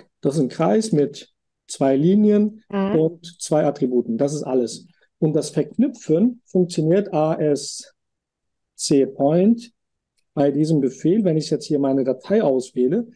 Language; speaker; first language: German; native; German